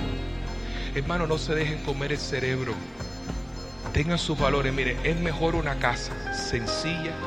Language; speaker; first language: Spanish; native; Spanish